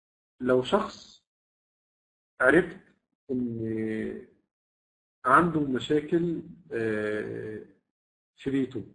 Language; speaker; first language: Arabic; native; Arabic